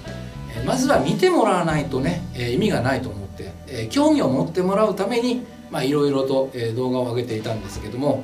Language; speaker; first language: Japanese; native; Japanese